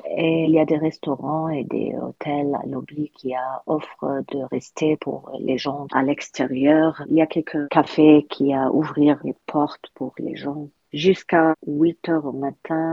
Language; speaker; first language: French; non-native, learner; Arabic